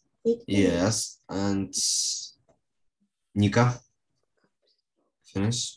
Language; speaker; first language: English; non-native, fluent; Russian